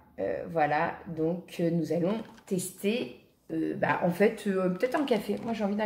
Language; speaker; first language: French; native; French